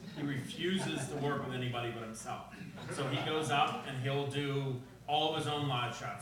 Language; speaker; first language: English; native; English